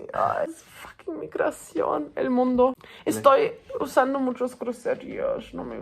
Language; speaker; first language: Spanish; non-native, fluent; German